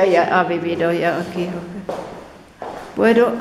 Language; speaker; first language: Spanish; non-native, learner; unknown